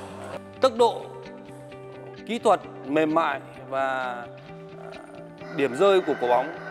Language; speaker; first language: Vietnamese; native; Vietnamese